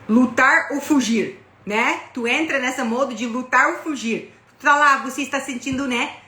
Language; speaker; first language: Portuguese; non-native, fluent; English